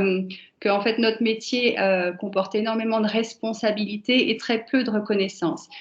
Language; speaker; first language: French; native; French